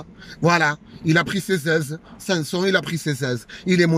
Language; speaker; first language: French; native; French